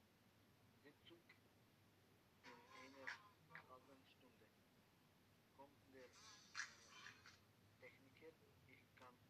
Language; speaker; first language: German; non-native, learner; Macedonian